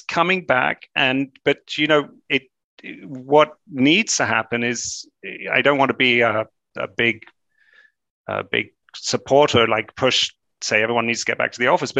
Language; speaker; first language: English; native; English